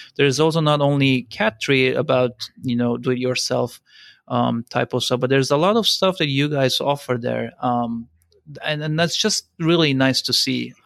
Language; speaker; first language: English; non-native, fluent; Turkish